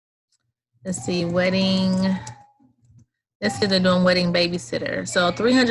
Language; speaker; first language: English; native; English